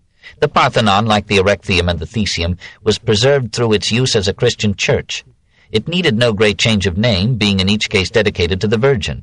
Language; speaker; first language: English; native; English